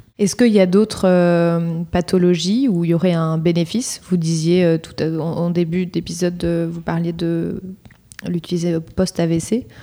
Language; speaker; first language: French; native; French